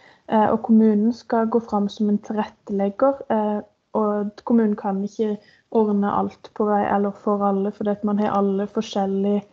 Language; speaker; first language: Norwegian; native; Norwegian